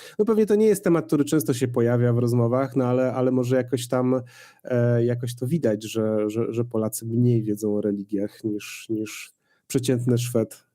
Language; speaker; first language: Polish; native; Polish